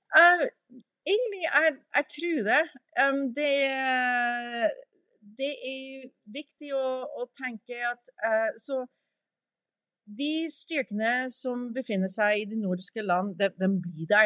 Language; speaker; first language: Norwegian; early bilingual, heritage; English